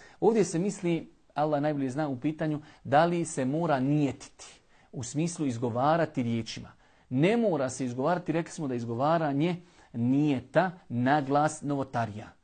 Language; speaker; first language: Bosnian; native; Bosnian